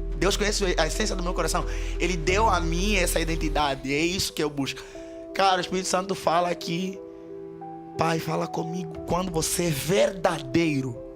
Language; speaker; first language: Portuguese; native; Portuguese